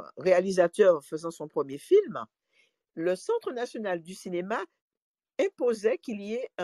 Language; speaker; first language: French; native; French